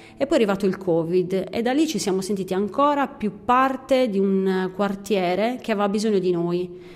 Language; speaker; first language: Italian; native; Italian